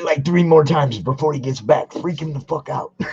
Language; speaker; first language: English; native; English